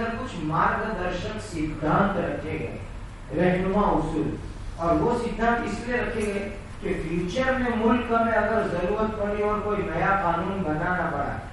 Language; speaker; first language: Urdu; native; Urdu